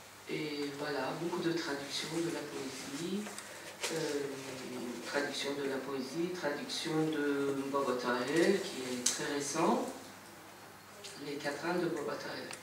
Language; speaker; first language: French; non-native, fluent; Persian